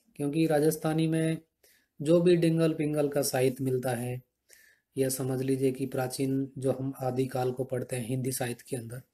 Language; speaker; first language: Hindi; native; Hindi